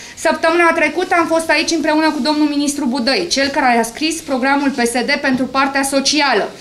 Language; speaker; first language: Romanian; native; Romanian